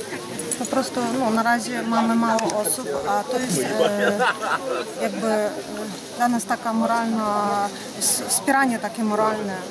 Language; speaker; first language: Polish; early bilingual, heritage; Polish